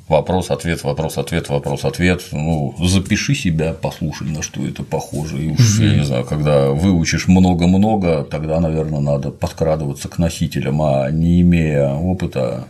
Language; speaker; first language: Russian; native; Russian